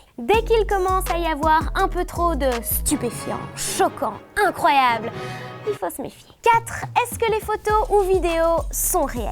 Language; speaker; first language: French; native; French